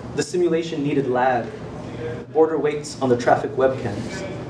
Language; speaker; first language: English; native; English